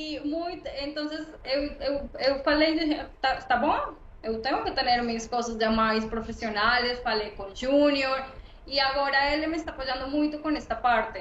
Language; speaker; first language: Portuguese; non-native, learner; Spanish